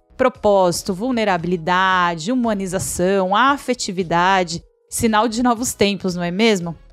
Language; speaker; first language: Portuguese; native; Portuguese